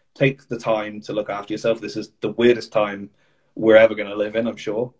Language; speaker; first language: English; native; English